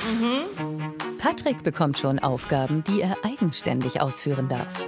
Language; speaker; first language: German; native; German